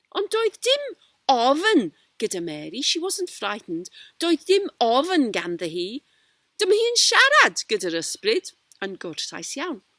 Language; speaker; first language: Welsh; non-native, local second language; English